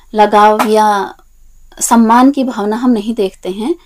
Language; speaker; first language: Hindi; native; Hindi